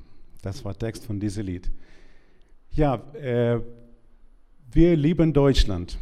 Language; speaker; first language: German; non-native, learner; Ukrainian